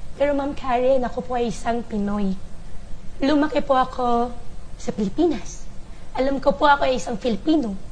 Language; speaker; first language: Filipino; non-native, local second language; Chinese